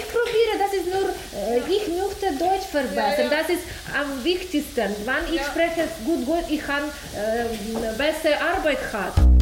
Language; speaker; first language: German; non-native, learner; Ukrainian